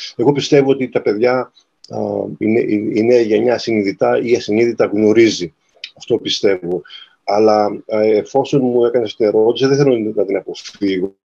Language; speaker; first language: Greek; native; Greek